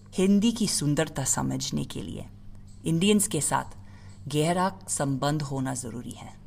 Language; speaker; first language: Hindi; non-native, fluent; English